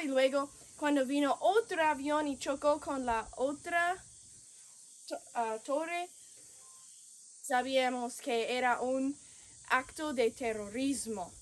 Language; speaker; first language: Spanish; non-native, fluent; English